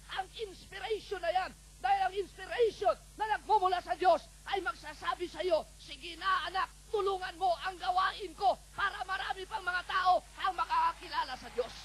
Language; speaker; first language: Filipino; non-native, local second language; Cebuano